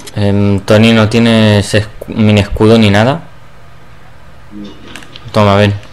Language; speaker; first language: Spanish; native; Spanish